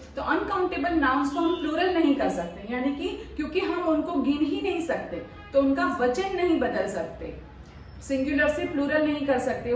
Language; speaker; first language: Hindi; non-native, local second language; Marathi